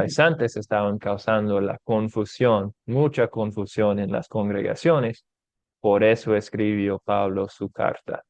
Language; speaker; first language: Spanish; non-native, fluent; English